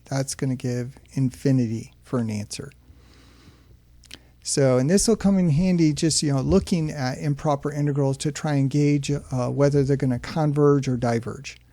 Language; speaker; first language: English; native; English